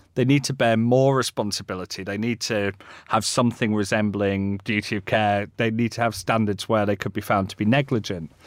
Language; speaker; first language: English; native; English